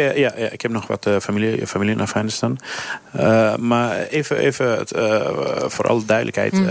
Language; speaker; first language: Dutch; non-native, fluent; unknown